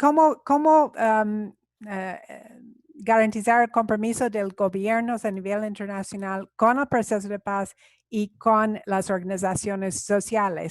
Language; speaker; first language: Spanish; non-native, fluent; English